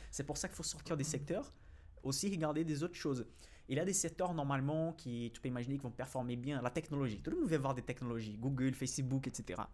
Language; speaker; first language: French; non-native, fluent; Portuguese